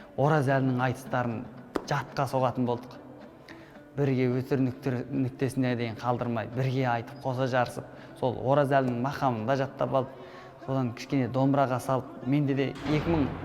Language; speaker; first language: Kazakh; native; Kazakh